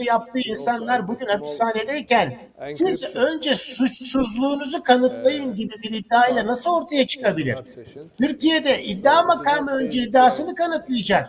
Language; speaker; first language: Turkish; native; Turkish